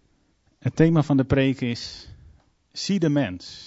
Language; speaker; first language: Dutch; native; Dutch